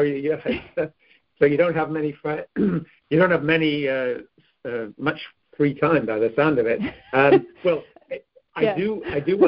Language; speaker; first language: English; native; English